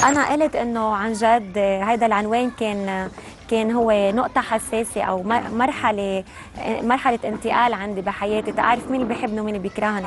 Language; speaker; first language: Arabic; native; Arabic